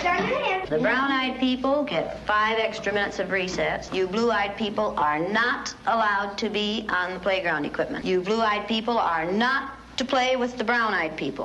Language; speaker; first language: English; native; English